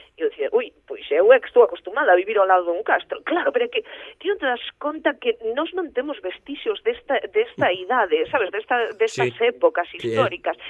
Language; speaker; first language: Galician; early bilingual, heritage; Galician